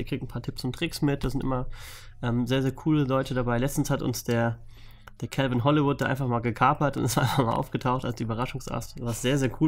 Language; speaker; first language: German; native; German